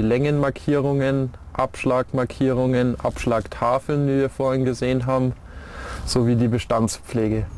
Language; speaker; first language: German; native; German